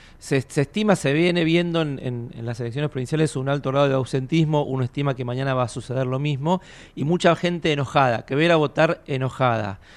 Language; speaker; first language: Spanish; native; Spanish